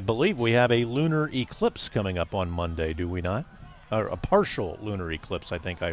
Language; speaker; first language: English; native; English